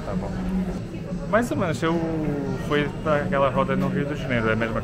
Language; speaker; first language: Portuguese; non-native, fluent; English